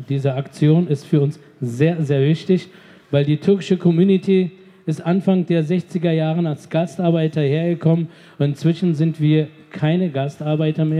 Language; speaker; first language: German; non-native, fluent; Turkish